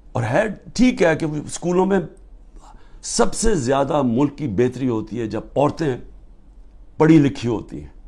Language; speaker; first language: Urdu; native; Urdu